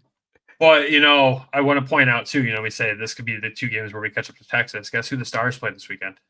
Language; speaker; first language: English; native; English